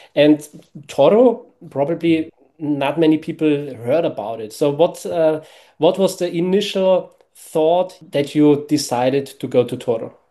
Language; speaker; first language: English; non-native, fluent; German